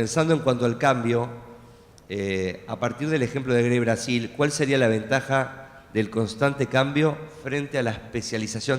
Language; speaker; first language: Spanish; native; Spanish